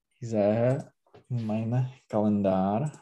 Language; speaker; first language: German; non-native, learner; Czech